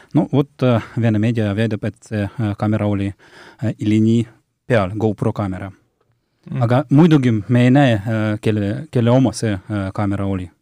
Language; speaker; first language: Estonian; non-native, local second language; Russian